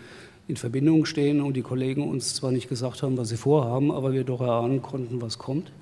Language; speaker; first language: German; native; German